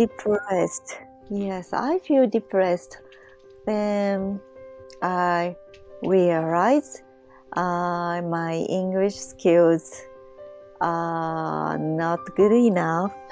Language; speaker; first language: English; non-native, learner; Japanese